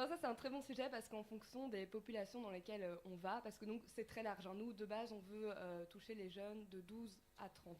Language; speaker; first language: French; native; French